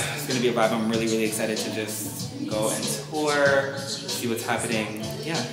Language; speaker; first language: English; native; English